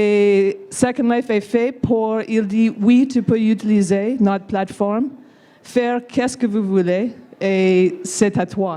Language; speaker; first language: French; non-native, local second language; English